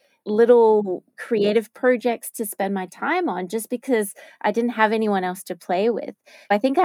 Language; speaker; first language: English; native; English